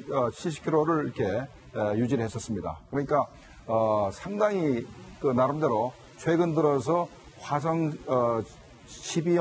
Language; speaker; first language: Korean; native; Korean